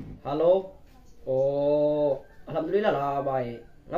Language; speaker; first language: Indonesian; non-native, local second language; Malay